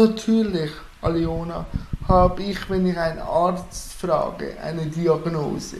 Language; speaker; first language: German; native; German